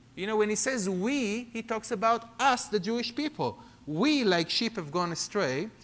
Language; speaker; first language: English; non-native, fluent; Hebrew